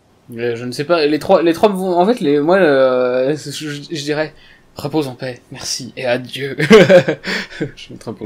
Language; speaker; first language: French; native; French